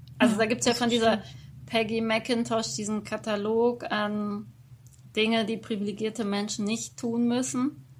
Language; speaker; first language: German; early bilingual, other home language; Persian